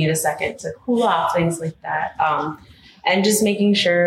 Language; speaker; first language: English; native; English